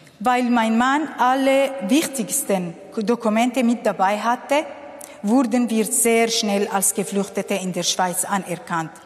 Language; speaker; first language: German; non-native, fluent; Kurdish